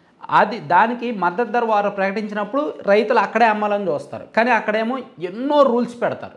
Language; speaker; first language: Telugu; native; Telugu